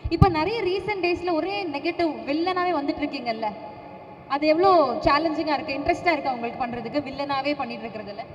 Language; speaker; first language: Tamil; native; Tamil